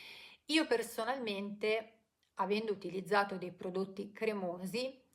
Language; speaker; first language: Italian; native; Italian